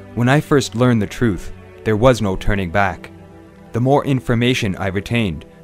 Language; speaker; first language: English; native; English